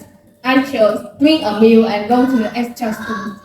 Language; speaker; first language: English; non-native, learner; Vietnamese